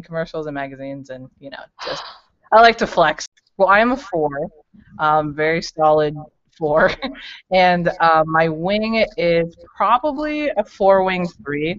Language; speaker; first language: English; native; English